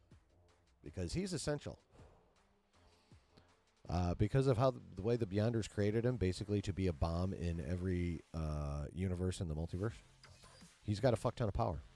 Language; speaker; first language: English; native; English